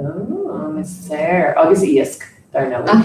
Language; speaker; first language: Irish; non-native, fluent; English